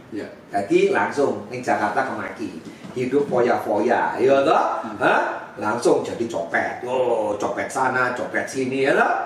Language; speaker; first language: Indonesian; native; Indonesian